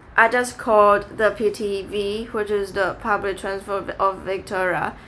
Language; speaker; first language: English; non-native, fluent; Chinese